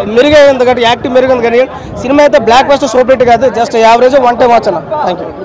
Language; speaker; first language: Telugu; native; Telugu